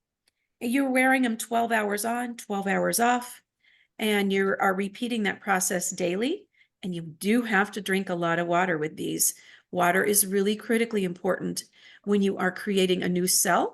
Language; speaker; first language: English; native; English